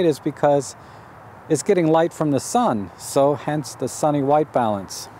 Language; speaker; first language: English; native; English